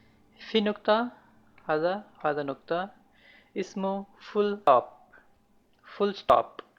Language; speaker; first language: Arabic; non-native, learner; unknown